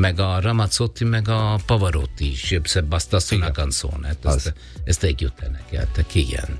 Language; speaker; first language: Hungarian; non-native, fluent; Italian